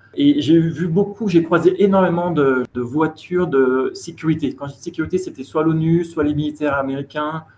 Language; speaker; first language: French; native; French